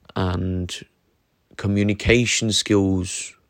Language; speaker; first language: English; non-native, fluent; Norwegian